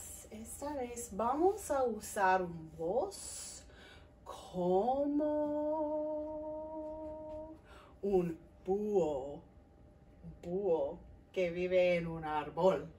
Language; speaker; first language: Spanish; non-native, fluent; English